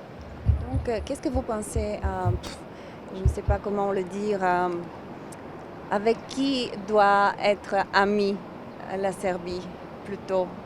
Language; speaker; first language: French; non-native, fluent; Bulgarian